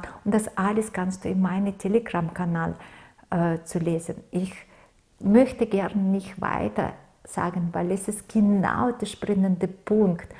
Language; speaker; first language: German; non-native, fluent; Russian